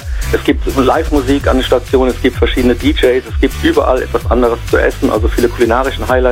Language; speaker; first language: German; native; German